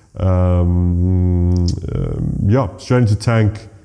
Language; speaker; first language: English; native; English